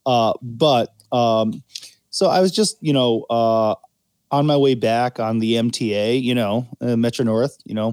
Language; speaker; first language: English; native; English